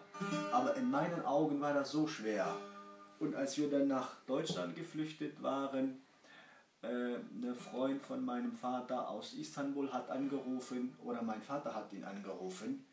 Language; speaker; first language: German; early bilingual, other home language; Kurdish